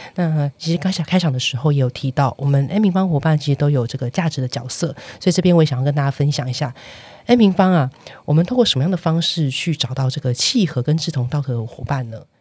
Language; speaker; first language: Chinese; native; Chinese